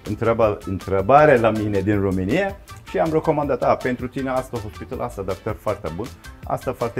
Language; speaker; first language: Romanian; non-native, learner; Turkish